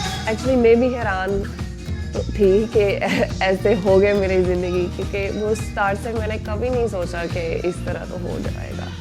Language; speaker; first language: Hindi; non-native, learner; English